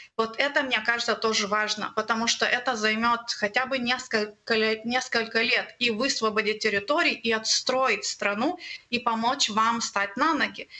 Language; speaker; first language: Russian; non-native, learner; Lithuanian